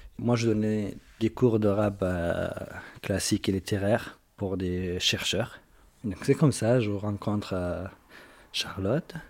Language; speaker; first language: French; non-native, fluent; Arabic